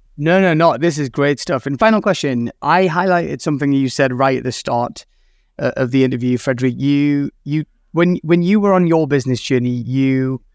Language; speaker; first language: English; native; English